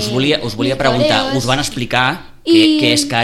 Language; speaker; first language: Catalan; native; Catalan